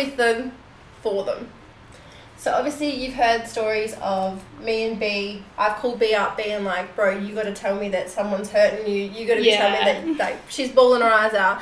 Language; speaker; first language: English; native; English